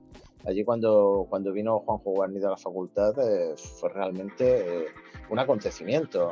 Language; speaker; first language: Spanish; native; Spanish